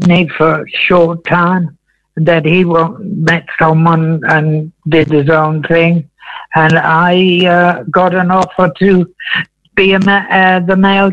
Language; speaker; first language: English; native; English